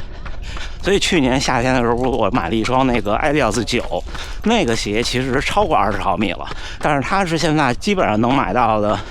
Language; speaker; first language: Chinese; native; Chinese